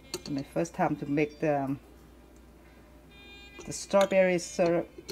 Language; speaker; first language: English; non-native, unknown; Vietnamese